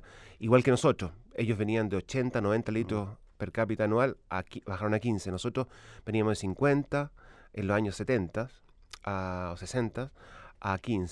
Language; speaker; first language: Spanish; native; Spanish